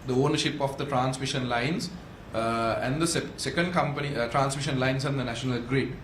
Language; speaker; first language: English; non-native, local second language; Sinhala